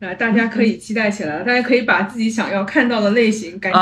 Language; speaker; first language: Chinese; native; Chinese